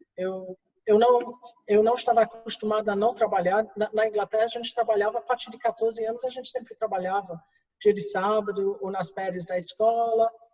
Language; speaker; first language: Portuguese; non-native, fluent; English